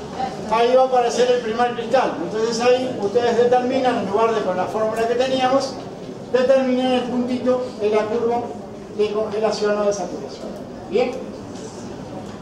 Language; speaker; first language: Spanish; native; Spanish